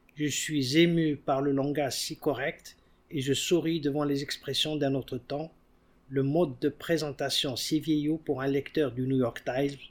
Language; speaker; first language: French; non-native, local second language; Arabic